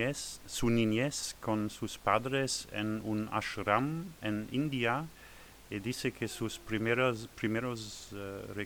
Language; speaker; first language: Spanish; non-native, learner; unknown